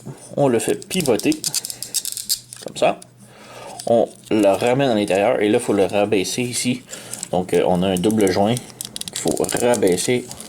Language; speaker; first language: French; native; French